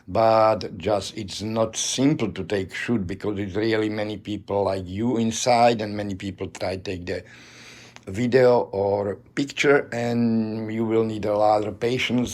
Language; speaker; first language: English; non-native, learner; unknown